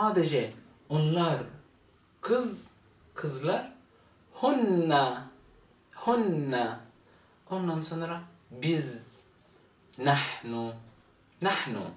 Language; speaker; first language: Turkish; non-native, fluent; Arabic